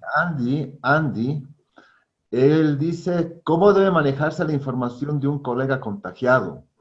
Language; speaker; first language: Spanish; native; Spanish